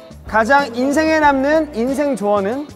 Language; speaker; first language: Korean; native; Korean